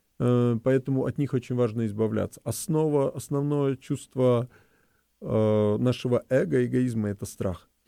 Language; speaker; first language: Russian; native; Russian